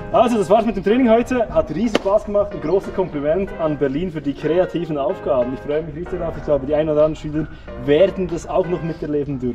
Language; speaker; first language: German; native; German